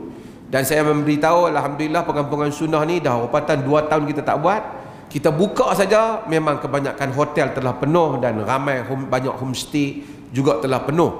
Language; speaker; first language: Malay; native; Malay